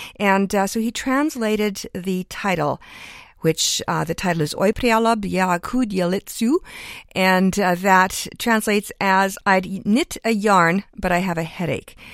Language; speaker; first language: English; early bilingual, other home language; Ukrainian